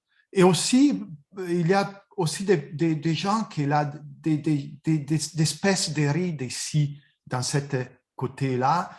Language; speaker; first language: French; non-native, fluent; Italian